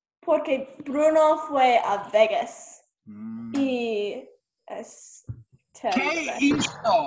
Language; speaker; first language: Spanish; non-native, learner; English